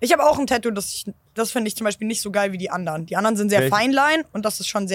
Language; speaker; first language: German; native; German